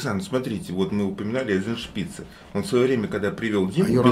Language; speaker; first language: Russian; native; Russian